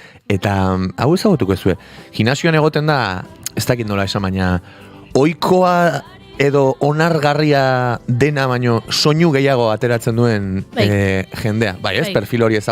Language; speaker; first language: Basque; native; Basque